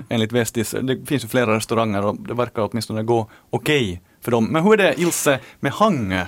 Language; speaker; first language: Swedish; native; Swedish